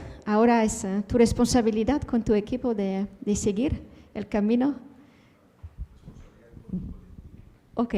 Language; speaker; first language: Spanish; non-native, fluent; Dutch